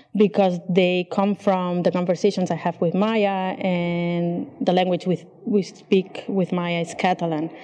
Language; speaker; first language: English; non-native, fluent; Catalan